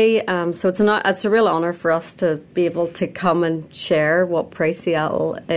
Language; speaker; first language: English; native; English